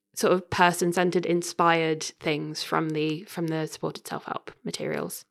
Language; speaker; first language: English; native; English